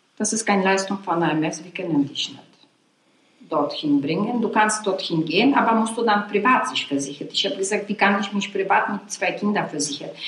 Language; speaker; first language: German; non-native, fluent; Polish